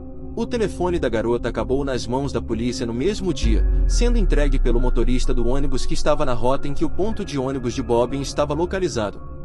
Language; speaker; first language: Portuguese; native; Portuguese